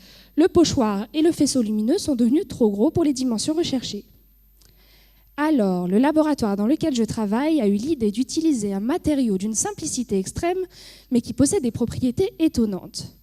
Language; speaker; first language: French; native; French